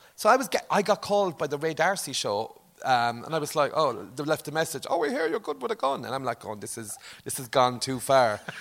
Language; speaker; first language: English; native; English